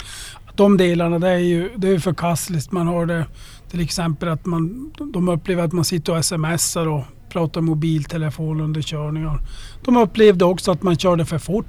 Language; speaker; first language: Swedish; native; Swedish